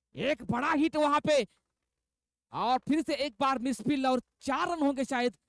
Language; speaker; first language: Hindi; non-native, local second language; Marathi